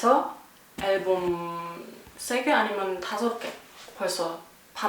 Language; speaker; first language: Korean; non-native, learner; German